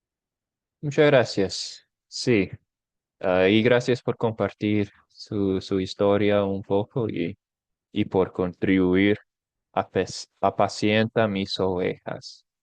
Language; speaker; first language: Spanish; non-native, fluent; English